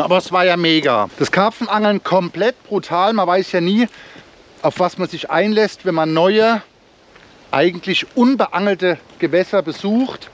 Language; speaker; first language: German; native; German